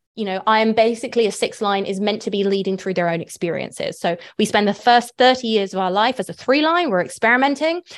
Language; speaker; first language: English; native; English